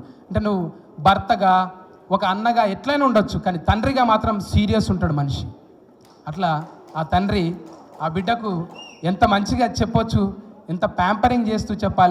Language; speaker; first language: Telugu; native; Telugu